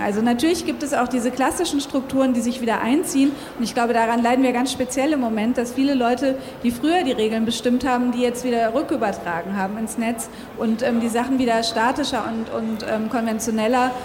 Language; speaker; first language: German; native; German